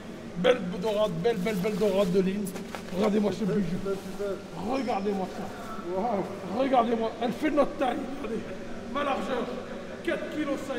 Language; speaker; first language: French; native; French